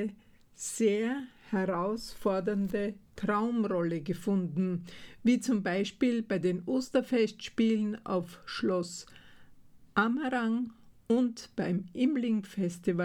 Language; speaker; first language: German; native; German